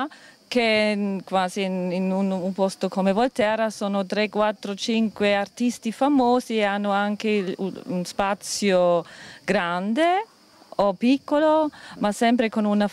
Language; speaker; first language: Italian; non-native, fluent; German